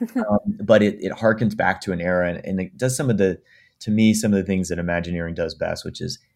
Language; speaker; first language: English; native; English